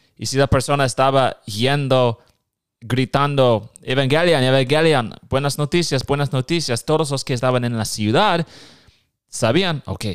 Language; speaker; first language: Spanish; non-native, fluent; English